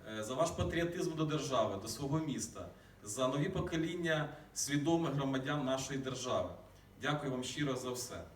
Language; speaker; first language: Ukrainian; native; Ukrainian